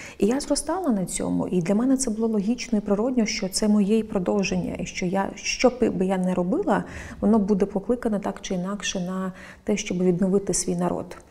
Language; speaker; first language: Ukrainian; non-native, local second language; Crimean Tatar